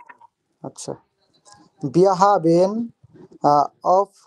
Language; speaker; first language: German; non-native, learner; Bangla